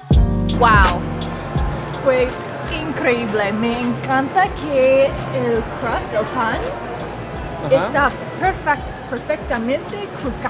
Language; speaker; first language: Spanish; non-native, learner; English